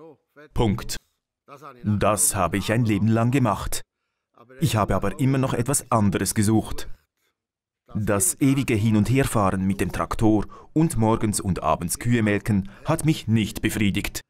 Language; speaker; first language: German; native; German